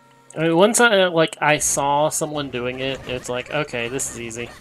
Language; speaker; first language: English; native; English